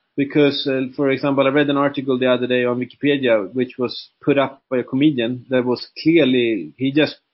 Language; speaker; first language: English; non-native, fluent; Swedish